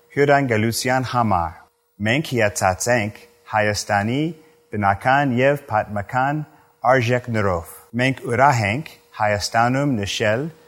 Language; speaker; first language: Armenian; non-native, learner; English